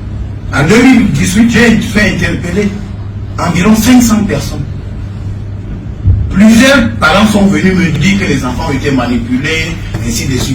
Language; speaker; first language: French; non-native, local second language; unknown